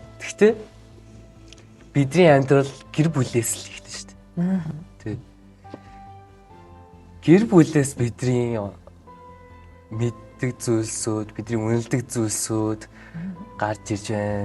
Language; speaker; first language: Mongolian; early bilingual, heritage; Mongolian